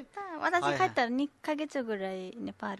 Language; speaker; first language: Japanese; non-native, learner; Nepali